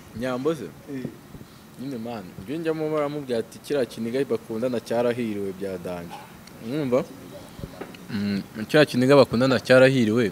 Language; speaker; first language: Kinyarwanda; native; Kinyarwanda